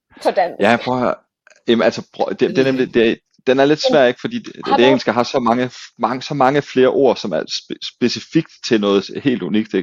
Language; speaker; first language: Danish; native; Danish